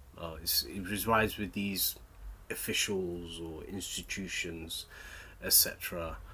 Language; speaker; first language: English; native; English